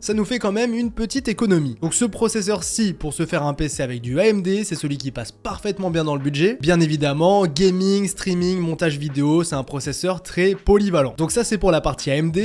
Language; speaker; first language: French; native; French